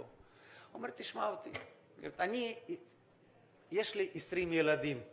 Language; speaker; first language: Hebrew; non-native, fluent; Russian